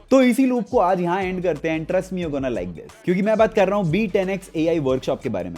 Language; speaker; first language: Hindi; native; Hindi